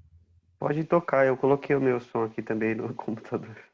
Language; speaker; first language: Portuguese; native; Portuguese